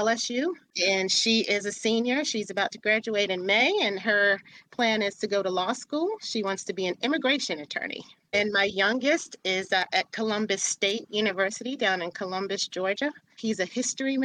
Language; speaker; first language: English; native; English